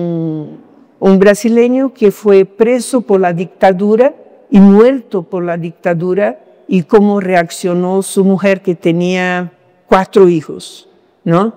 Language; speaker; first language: Spanish; non-native, fluent; Portuguese